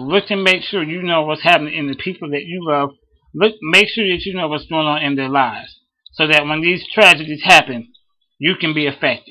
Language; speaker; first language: English; native; English